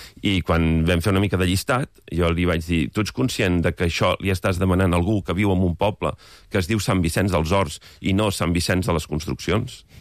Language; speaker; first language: Catalan; native; Catalan